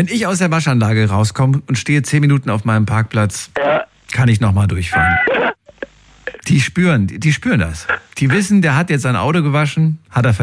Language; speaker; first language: German; native; German